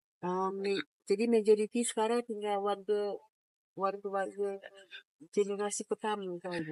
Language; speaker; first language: Malay; native; Malay